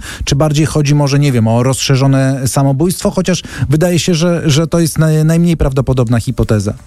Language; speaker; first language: Polish; native; Polish